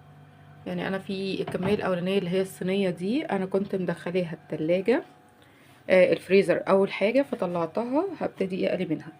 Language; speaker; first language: Arabic; native; Arabic